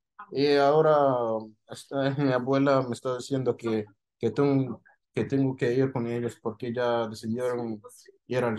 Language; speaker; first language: Spanish; non-native, fluent; Arabic